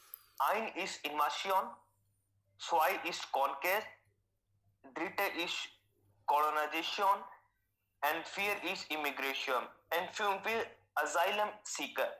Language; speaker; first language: German; non-native, learner; Hindi